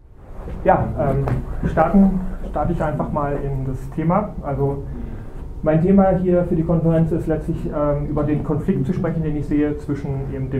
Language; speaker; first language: German; native; German